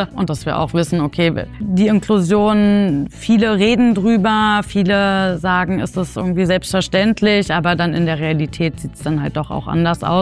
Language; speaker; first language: German; native; German